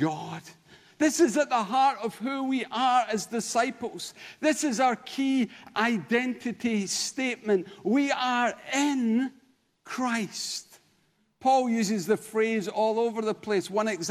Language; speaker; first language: English; native; English